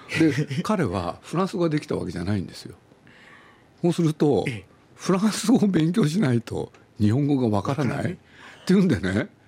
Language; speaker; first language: Japanese; native; Japanese